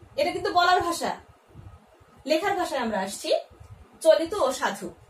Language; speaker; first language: Bangla; native; Bangla